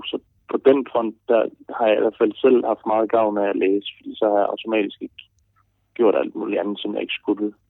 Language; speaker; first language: Danish; early bilingual, other home language; German